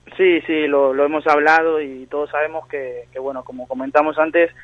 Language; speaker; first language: Spanish; native; Spanish